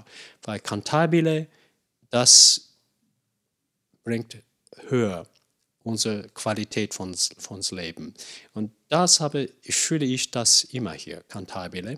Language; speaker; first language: German; non-native, fluent; English